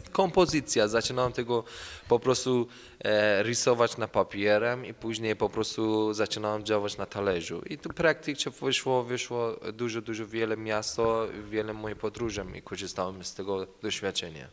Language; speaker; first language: Polish; non-native, learner; Persian